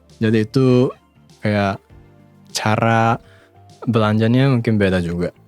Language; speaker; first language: Indonesian; non-native, fluent; Japanese